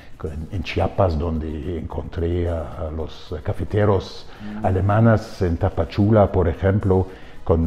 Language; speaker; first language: Spanish; non-native, fluent; German